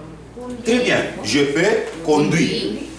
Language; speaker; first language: French; non-native, fluent; Korean